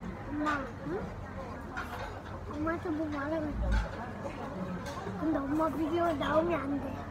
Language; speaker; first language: Korean; early bilingual, heritage; Korean